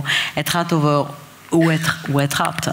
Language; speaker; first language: Dutch; non-native, fluent; French